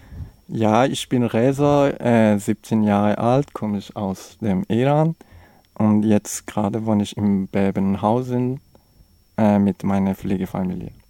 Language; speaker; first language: German; non-native, learner; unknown